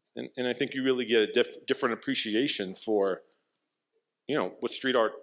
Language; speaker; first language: English; native; English